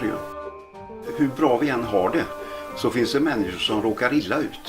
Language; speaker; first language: Swedish; native; Swedish